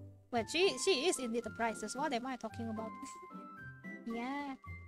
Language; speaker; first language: English; non-native, fluent; Indonesian